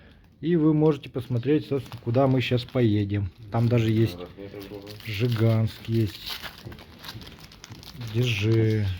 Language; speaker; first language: Russian; native; Russian